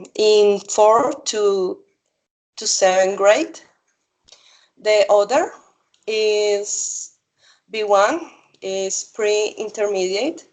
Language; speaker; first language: English; non-native, learner; Spanish